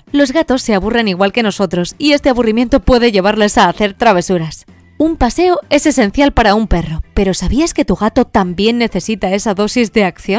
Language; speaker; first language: Spanish; native; Spanish